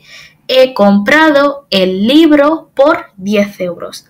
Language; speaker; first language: Spanish; non-native, fluent; Bangla